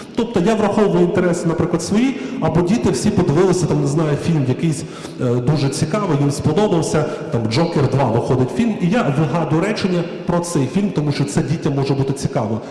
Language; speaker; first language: Ukrainian; native; Ukrainian